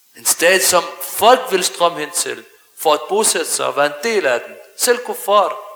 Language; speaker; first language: Danish; early bilingual, other home language; Arabic